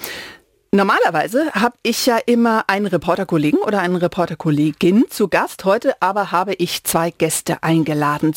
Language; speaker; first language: German; native; German